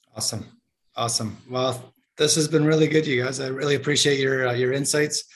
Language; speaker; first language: English; non-native, fluent; French